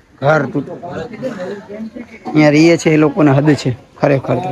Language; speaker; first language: Gujarati; native; Gujarati